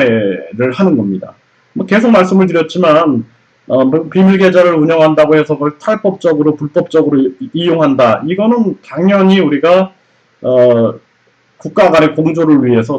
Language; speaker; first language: Korean; native; Korean